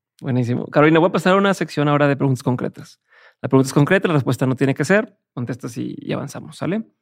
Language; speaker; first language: Spanish; native; Spanish